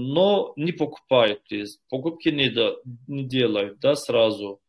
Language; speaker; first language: Russian; non-native, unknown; Turkish